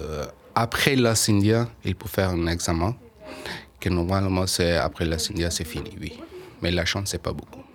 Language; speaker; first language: French; non-native, learner; Persian